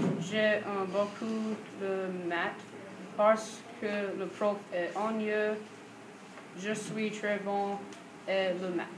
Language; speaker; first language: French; non-native, learner; English